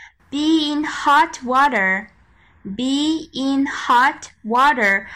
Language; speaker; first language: English; non-native, fluent; Chinese